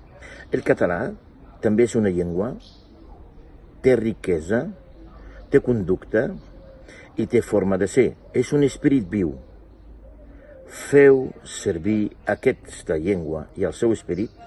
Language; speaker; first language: Catalan; non-native, fluent; Arabic